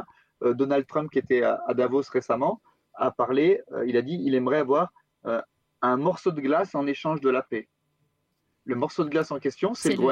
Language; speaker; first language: French; native; French